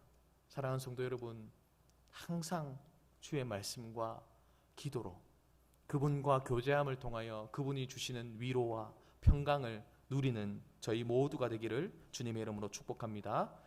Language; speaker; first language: Korean; native; Korean